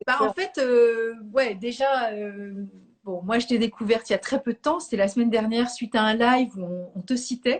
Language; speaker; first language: French; native; French